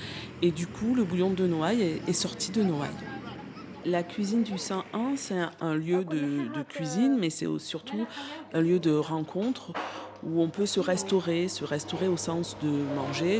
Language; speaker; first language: French; native; French